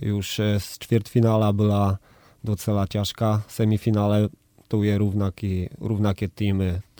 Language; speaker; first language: Czech; non-native, learner; Polish